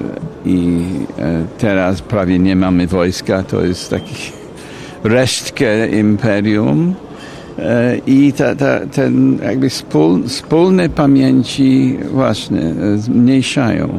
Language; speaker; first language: Polish; non-native, fluent; English